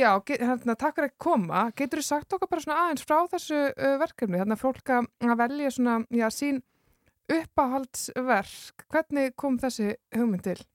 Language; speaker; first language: Icelandic; native; Icelandic